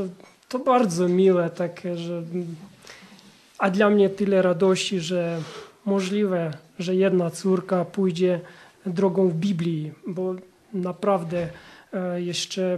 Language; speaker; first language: Polish; non-native, fluent; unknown